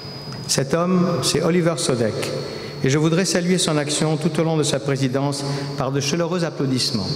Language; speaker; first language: French; native; French